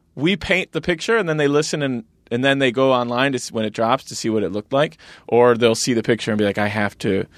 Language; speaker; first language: English; native; English